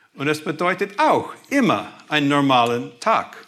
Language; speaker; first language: German; non-native, fluent; English